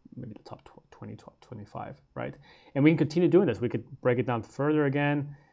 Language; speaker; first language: English; native; English